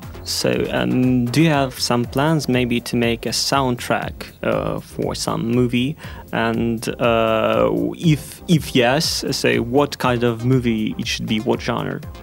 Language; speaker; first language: English; non-native, fluent; Russian